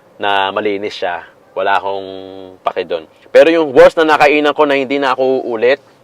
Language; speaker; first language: Filipino; native; Filipino